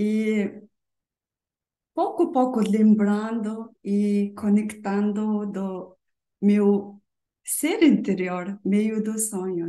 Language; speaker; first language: Portuguese; non-native, learner; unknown